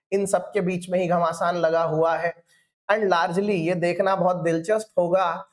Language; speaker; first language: Hindi; non-native, local second language; Marathi